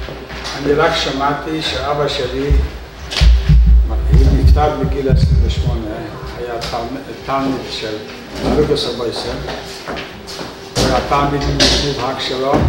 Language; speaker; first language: Hebrew; non-native, fluent; Hungarian